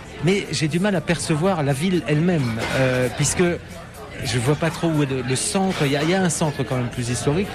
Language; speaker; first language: French; native; French